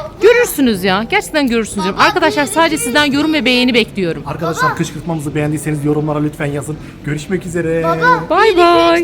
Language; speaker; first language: Turkish; native; Turkish